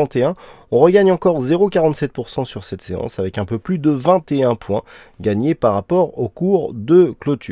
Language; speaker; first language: French; native; French